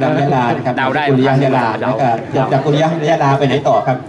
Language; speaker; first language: Thai; native; Thai